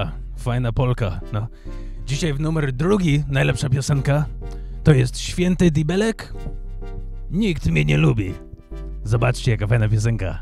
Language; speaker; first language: Polish; early bilingual, heritage; English